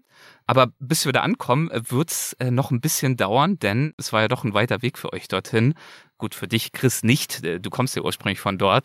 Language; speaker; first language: German; native; German